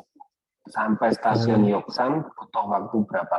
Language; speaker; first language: Indonesian; native; Indonesian